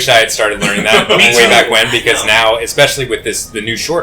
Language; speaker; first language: English; native; English